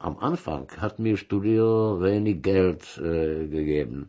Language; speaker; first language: German; non-native, learner; Czech